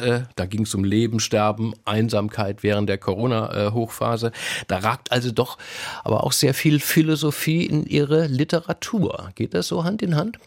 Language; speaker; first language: German; native; German